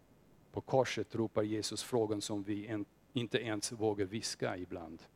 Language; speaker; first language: Swedish; non-native, fluent; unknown